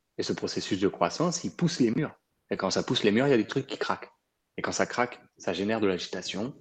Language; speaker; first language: French; early bilingual, other home language; Arabic